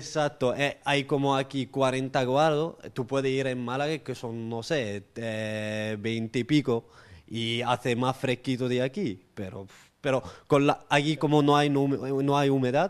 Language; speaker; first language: Spanish; non-native, local second language; Arabic